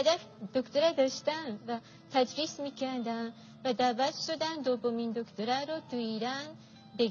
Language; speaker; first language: Persian; non-native, fluent; Japanese